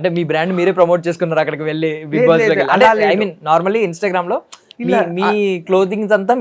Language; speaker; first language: Telugu; native; Telugu